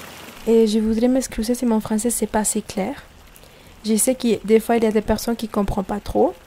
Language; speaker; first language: French; non-native, learner; Spanish